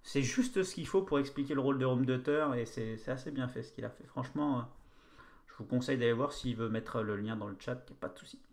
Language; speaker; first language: French; native; French